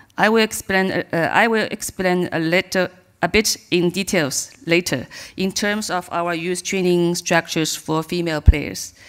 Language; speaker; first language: English; non-native, learner; Chinese